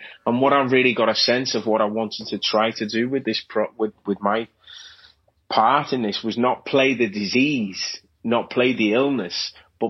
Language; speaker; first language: English; native; English